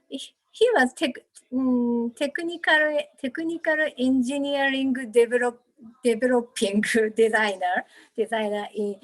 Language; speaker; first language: English; non-native, learner; Japanese